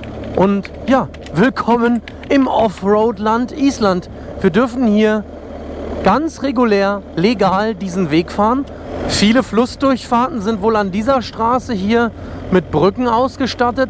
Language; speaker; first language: German; native; German